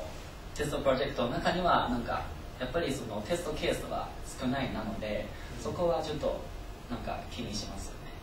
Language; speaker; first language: Japanese; non-native, fluent; Chinese